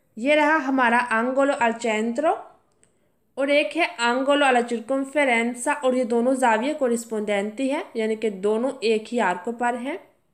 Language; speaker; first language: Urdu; native; Urdu